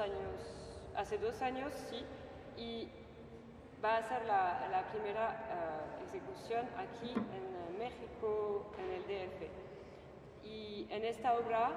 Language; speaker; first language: Spanish; non-native, fluent; French